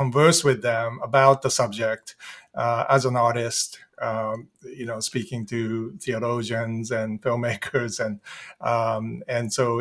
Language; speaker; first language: English; native; English